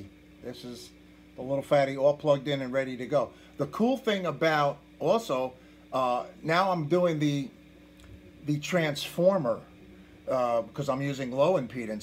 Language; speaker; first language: English; native; English